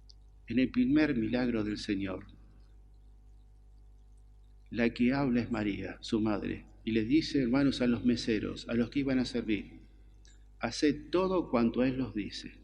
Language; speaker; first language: Spanish; native; Spanish